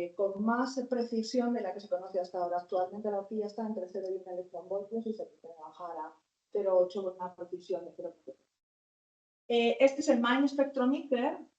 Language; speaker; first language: Spanish; native; Spanish